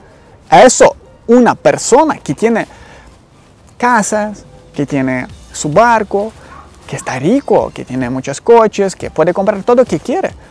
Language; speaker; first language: Spanish; non-native, learner; Ukrainian